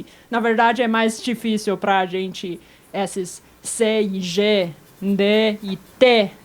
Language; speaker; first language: Portuguese; non-native, fluent; Chinese